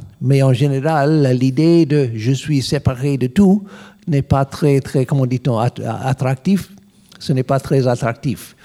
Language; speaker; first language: French; non-native, learner; English